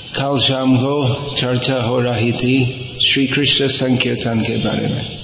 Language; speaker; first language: Hindi; non-native, fluent; English